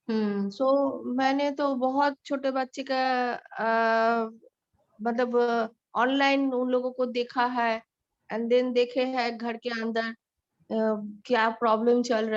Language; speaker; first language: Hindi; non-native, local second language; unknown